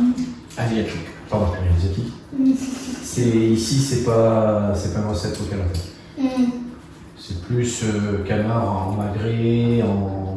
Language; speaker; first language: French; native; French